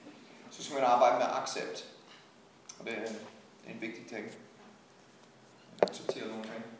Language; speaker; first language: Danish; non-native, fluent; English